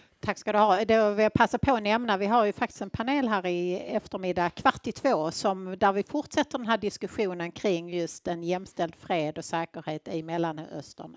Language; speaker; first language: Swedish; native; Swedish